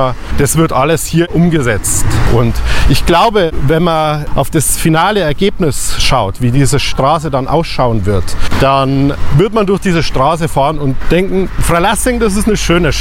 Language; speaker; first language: German; native; German